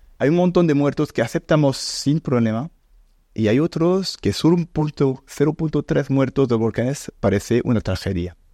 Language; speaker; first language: Spanish; non-native, fluent; French